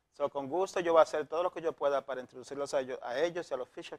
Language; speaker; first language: Spanish; native; Spanish